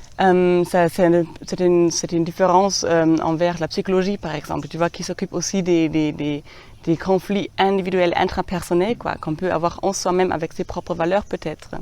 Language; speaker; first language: French; non-native, fluent; German